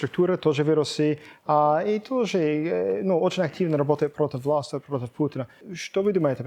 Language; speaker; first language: Russian; non-native, fluent; English